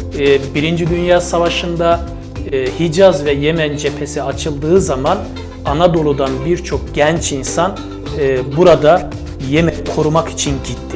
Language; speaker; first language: Turkish; native; Turkish